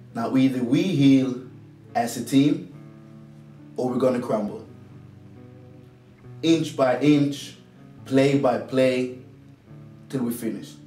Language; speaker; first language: English; non-native, fluent; Swedish